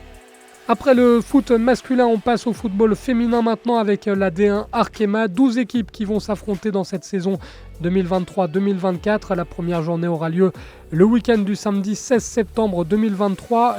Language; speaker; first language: French; native; French